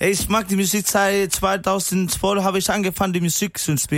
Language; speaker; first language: German; non-native, learner; Spanish